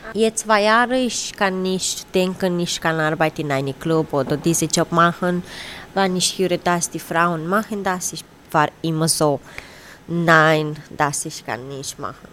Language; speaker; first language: German; non-native, learner; Romanian